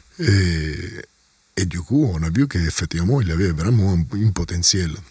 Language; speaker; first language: French; non-native, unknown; Italian